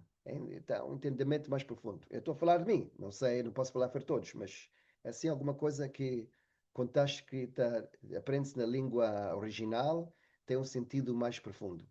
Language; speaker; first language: Portuguese; non-native, fluent; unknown